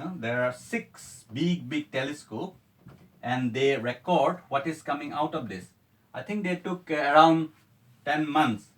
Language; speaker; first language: English; non-native, local second language; Assamese